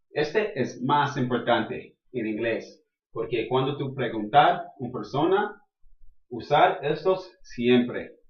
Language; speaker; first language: Spanish; non-native, learner; English